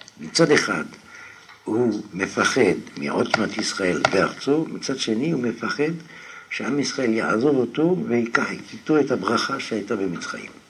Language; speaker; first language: Hebrew; non-native, fluent; French